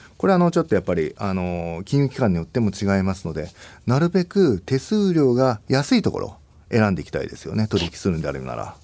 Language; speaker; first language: Japanese; native; Japanese